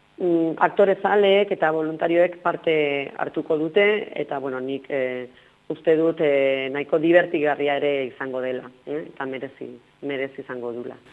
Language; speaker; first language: Basque; non-native, local second language; Spanish